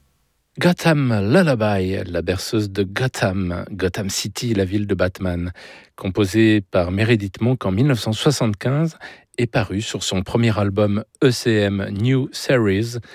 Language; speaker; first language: French; native; French